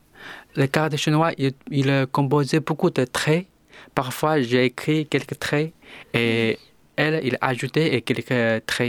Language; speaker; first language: French; non-native, learner; Chinese